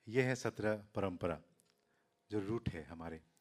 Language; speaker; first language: Hindi; non-native, local second language; Assamese